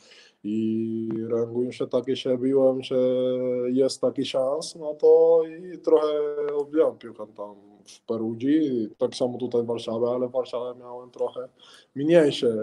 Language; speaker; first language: Polish; non-native, learner; Spanish